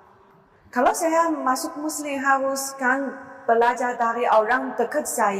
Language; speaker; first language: Indonesian; non-native, learner; Chinese